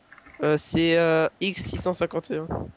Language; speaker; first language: French; native; French